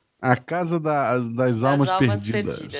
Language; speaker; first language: Portuguese; native; Portuguese